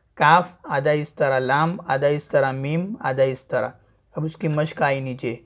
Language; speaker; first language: Hindi; native; Hindi